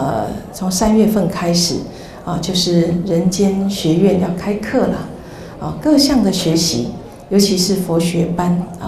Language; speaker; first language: Chinese; native; Chinese